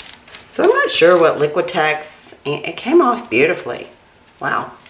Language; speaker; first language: English; native; English